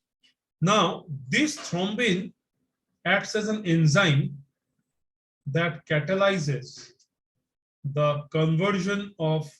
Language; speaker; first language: English; non-native, local second language; Bangla